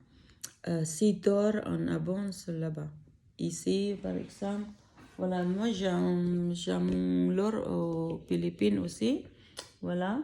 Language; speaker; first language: French; non-native, learner; Filipino